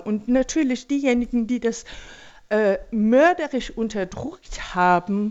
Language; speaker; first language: German; non-native, fluent; Persian